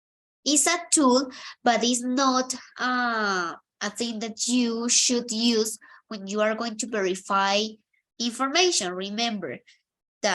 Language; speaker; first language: English; non-native, fluent; Spanish